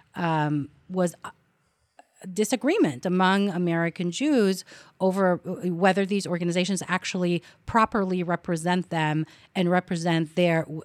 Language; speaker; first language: English; non-native, fluent; Hebrew